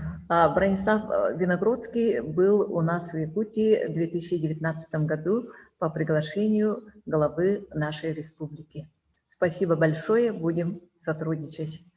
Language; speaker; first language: Russian; native; Russian